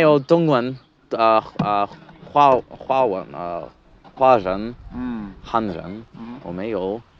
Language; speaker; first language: Chinese; non-native, learner; English